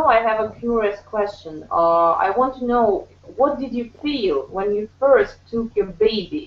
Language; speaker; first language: English; non-native, fluent; Russian